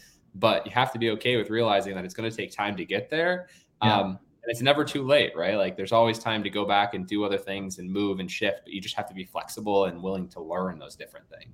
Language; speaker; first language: English; native; English